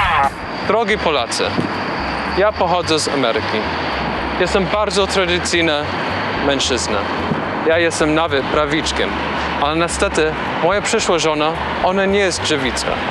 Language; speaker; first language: Polish; non-native, learner; English